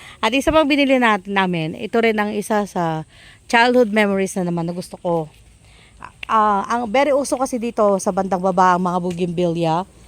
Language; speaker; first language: Filipino; non-native, local second language; Pangasinan